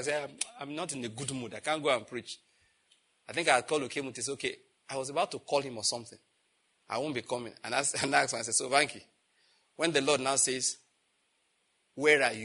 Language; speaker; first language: English; non-native, local second language; Yoruba